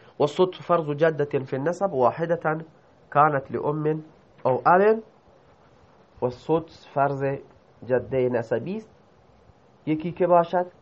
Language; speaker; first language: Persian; non-native, local second language; Baluchi